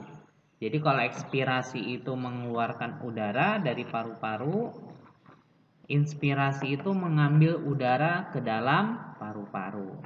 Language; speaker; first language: Indonesian; native; Indonesian